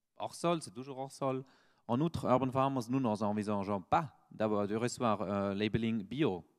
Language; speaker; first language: French; non-native, fluent; German